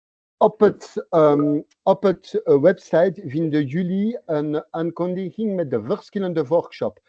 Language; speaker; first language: Dutch; non-native, local second language; French